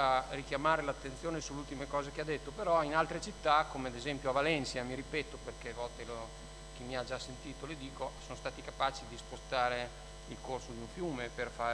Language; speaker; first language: Italian; native; Italian